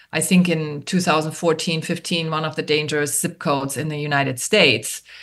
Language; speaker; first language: English; non-native, fluent; German